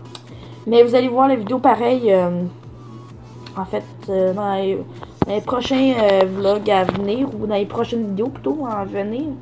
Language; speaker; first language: French; native; French